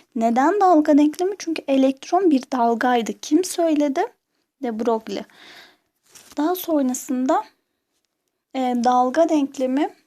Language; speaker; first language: Turkish; native; Turkish